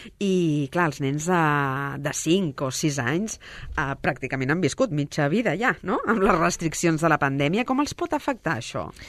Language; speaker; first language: Catalan; native; Catalan